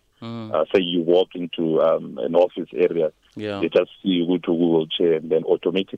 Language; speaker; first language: English; non-native, local second language; Zulu